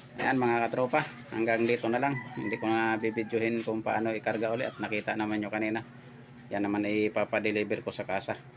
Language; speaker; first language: Filipino; non-native, local second language; Cebuano